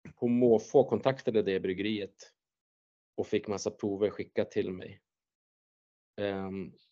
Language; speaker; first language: Swedish; native; Swedish